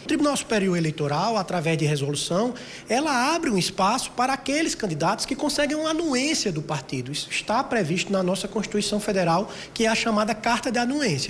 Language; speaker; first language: Portuguese; native; Portuguese